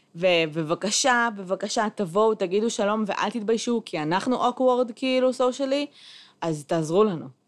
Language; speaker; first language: Hebrew; native; Hebrew